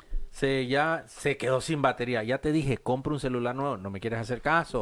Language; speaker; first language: Spanish; native; Spanish